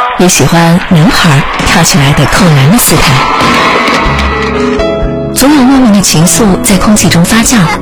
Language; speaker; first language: Chinese; native; Chinese